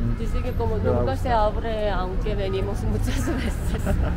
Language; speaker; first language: Spanish; non-native, fluent; Korean